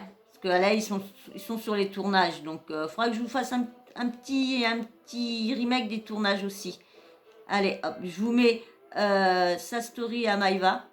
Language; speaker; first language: French; native; French